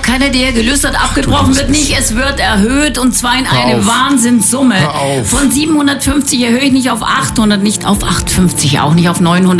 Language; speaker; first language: German; native; German